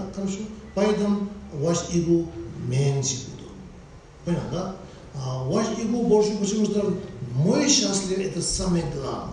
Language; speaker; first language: Russian; non-native, learner; Tibetan